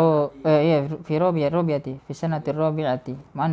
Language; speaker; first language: Arabic; non-native, fluent; Indonesian